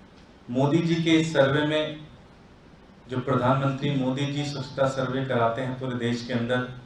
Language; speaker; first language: Hindi; native; Hindi